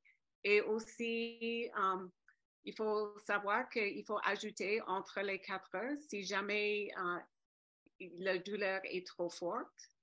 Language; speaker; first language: French; non-native, fluent; English